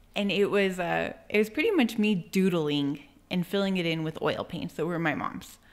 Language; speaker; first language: English; native; English